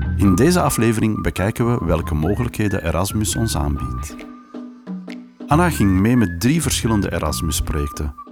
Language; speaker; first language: Dutch; native; Dutch